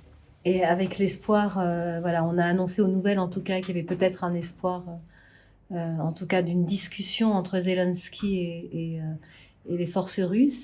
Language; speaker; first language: French; native; French